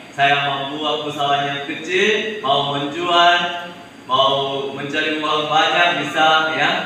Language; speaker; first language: Indonesian; non-native, fluent; Korean